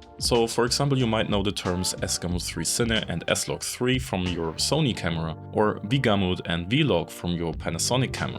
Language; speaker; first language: English; non-native, fluent; German